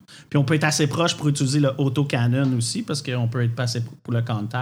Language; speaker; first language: French; native; French